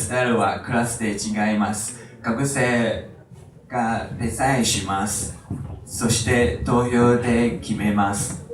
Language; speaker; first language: Japanese; non-native, learner; Chinese